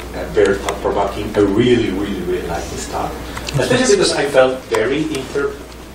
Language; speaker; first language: English; non-native, fluent; Spanish